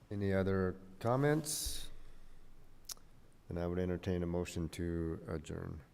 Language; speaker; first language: English; native; English